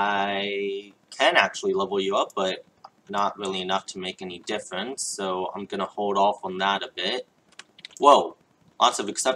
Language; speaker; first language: English; native; English